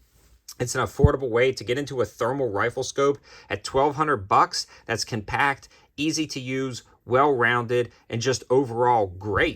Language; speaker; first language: English; native; English